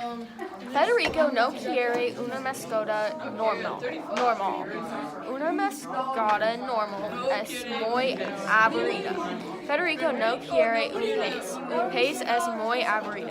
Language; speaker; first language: Spanish; non-native, learner; English